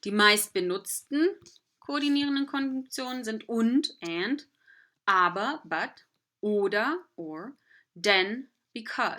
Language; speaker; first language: German; non-native, fluent; English